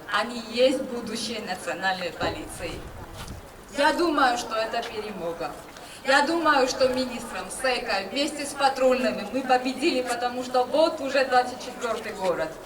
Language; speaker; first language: Russian; non-native, fluent; Georgian